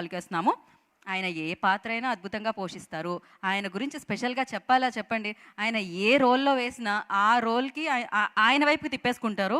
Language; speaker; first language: Telugu; native; Telugu